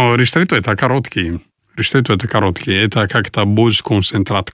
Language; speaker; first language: Russian; non-native, learner; Italian